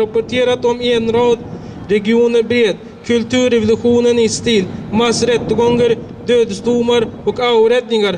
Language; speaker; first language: Swedish; non-native, fluent; Uyghur